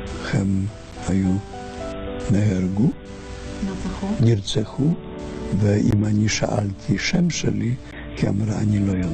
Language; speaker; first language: Hebrew; non-native, learner; Polish